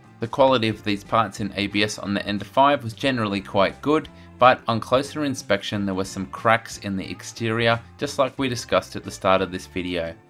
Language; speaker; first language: English; native; English